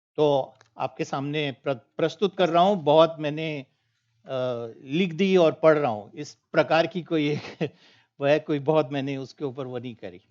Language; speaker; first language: Hindi; non-native, local second language; Punjabi